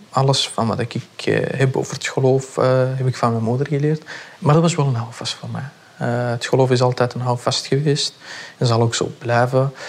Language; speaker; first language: Dutch; early bilingual, other home language; Pashto